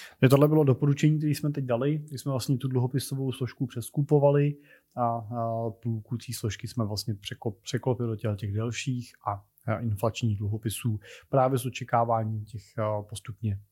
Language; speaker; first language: Czech; native; Czech